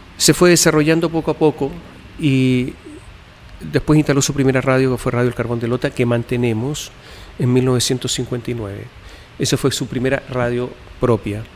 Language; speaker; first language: Spanish; native; Spanish